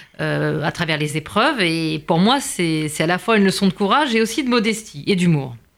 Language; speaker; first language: French; native; French